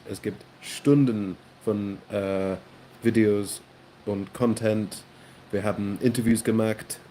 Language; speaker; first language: German; non-native, learner; English